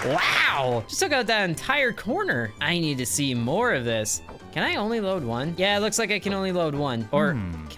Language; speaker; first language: English; native; English